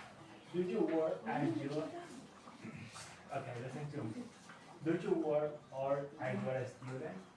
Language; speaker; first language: English; non-native, learner; Spanish